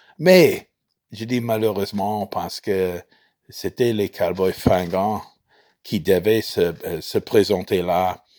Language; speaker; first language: French; non-native, fluent; English